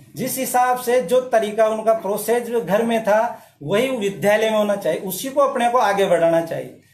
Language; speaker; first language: Hindi; native; Hindi